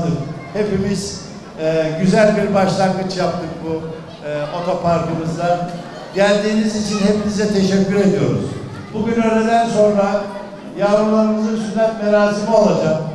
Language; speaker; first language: Turkish; native; Turkish